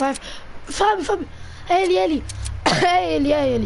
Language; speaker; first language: Portuguese; non-native, fluent; Italian